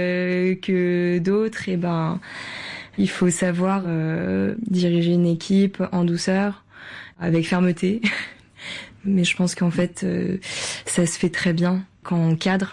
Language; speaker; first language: French; early bilingual, other home language; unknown